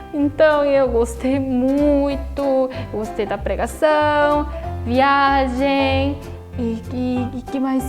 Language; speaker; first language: Portuguese; non-native, fluent; Korean